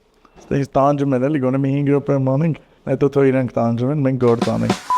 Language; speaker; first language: Armenian; native; Armenian